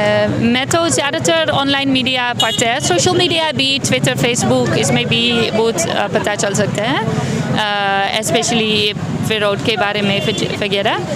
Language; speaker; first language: Hindi; non-native, learner; Dutch